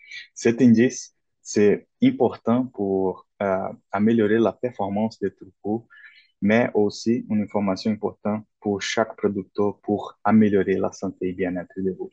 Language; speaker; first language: French; non-native, fluent; Portuguese